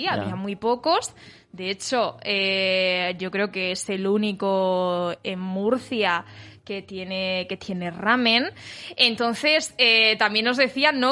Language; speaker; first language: Spanish; native; Spanish